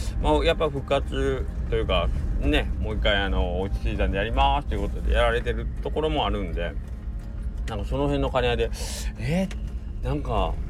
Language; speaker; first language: Japanese; native; Japanese